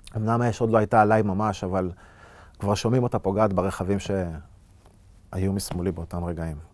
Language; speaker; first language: Hebrew; native; Hebrew